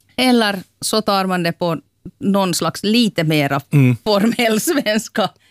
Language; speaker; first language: Swedish; native; Swedish